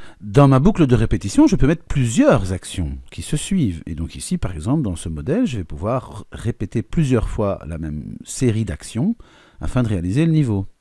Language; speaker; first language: French; native; French